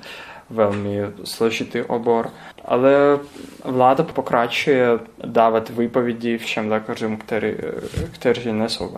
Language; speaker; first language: Czech; non-native, learner; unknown